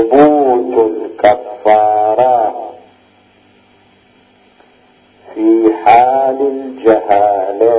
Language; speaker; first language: Arabic; native; Arabic